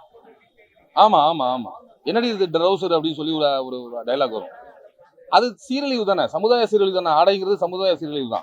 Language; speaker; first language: Tamil; native; Tamil